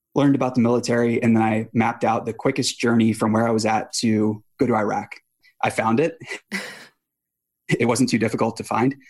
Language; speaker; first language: English; native; English